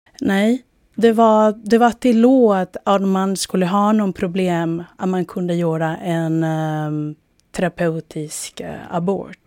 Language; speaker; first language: Swedish; non-native, fluent; Spanish